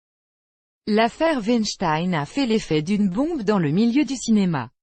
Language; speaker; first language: French; native; French